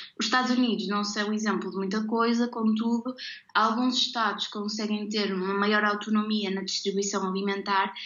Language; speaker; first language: Portuguese; native; Portuguese